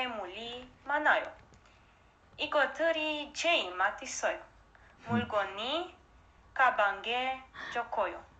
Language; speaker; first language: Korean; non-native, learner; Romanian